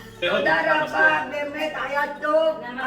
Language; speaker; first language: Hebrew; non-native, learner; Marathi